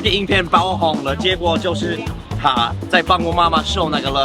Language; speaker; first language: Chinese; non-native, fluent; English